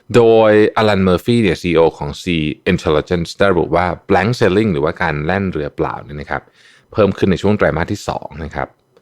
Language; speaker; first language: Thai; native; Thai